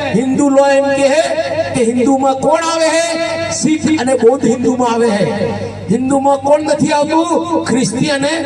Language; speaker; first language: Gujarati; non-native, local second language; Bhili